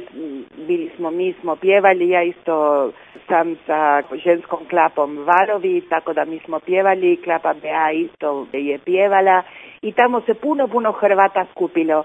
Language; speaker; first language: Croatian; early bilingual, heritage; Croatian